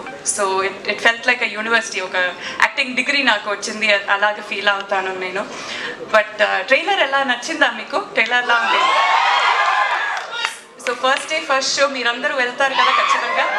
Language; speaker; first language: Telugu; non-native, local second language; Malayalam